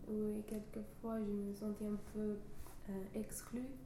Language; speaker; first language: French; non-native, fluent; English